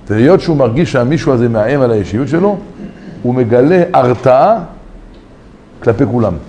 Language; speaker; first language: Hebrew; native; Hebrew